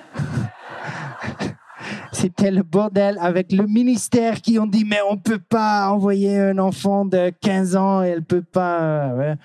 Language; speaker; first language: French; non-native, learner; Dutch